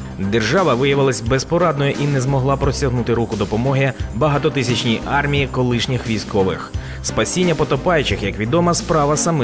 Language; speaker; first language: Ukrainian; native; Ukrainian